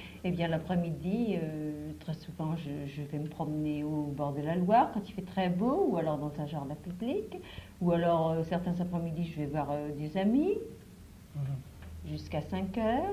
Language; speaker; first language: French; native; French